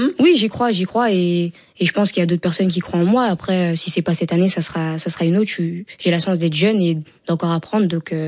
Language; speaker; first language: French; early bilingual, other home language; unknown